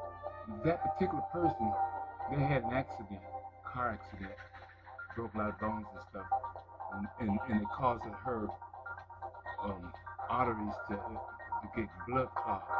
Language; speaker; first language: English; native; English